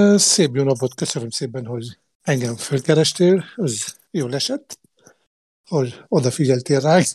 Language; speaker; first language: Hungarian; non-native, fluent; Arabic